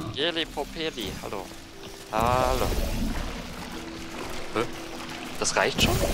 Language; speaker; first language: German; native; German